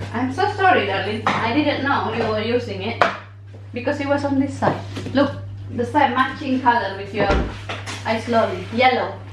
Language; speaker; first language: English; non-native, fluent; Indonesian